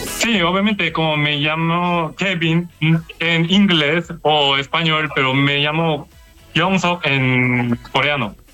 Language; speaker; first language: Spanish; non-native, learner; Korean